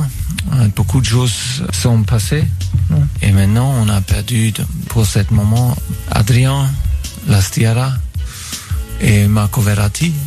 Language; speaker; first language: French; non-native, fluent; German